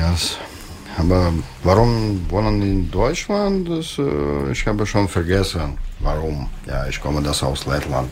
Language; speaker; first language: German; non-native, learner; Russian